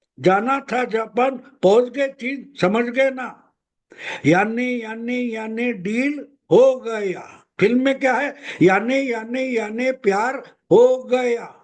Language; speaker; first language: Hindi; non-native, local second language; Marathi